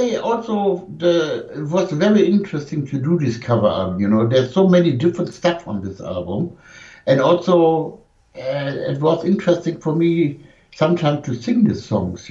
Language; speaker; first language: English; non-native, fluent; German